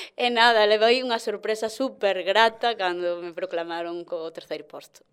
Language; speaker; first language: Galician; native; Galician